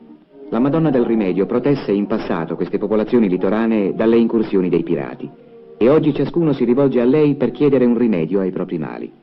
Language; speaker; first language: Italian; native; Italian